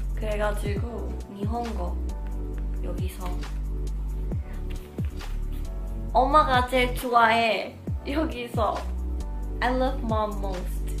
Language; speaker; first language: Korean; non-native, fluent; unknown